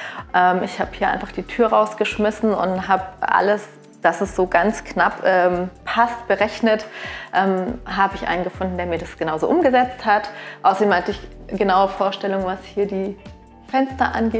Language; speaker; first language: German; native; German